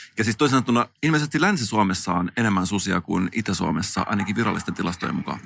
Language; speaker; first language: Finnish; native; Finnish